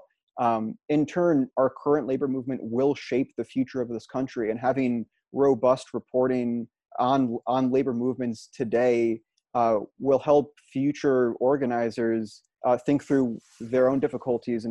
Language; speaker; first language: English; native; English